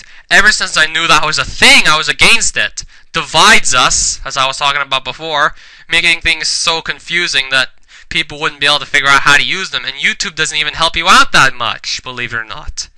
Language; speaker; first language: English; native; English